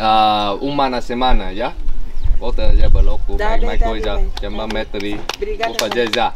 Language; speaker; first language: Portuguese; non-native, learner; Vietnamese